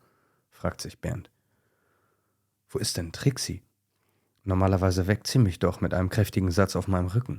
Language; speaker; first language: German; native; German